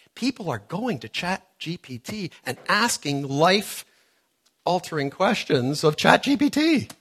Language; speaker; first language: English; native; English